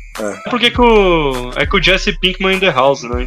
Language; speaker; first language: Portuguese; native; Portuguese